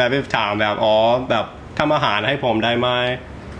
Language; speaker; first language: Thai; early bilingual, heritage; Thai